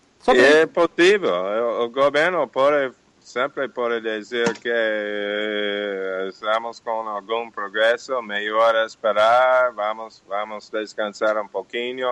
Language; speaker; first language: Portuguese; non-native, fluent; English